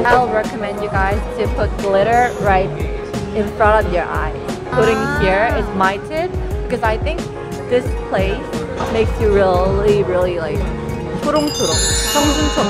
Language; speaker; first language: English; non-native, fluent; Korean